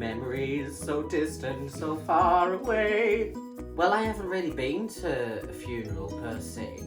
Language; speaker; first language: English; native; English